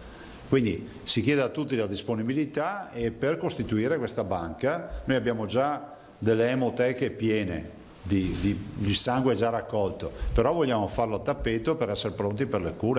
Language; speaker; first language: Italian; native; Italian